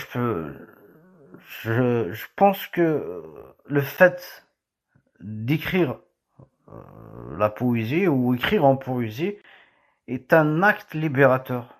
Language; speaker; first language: French; non-native, local second language; Kabyle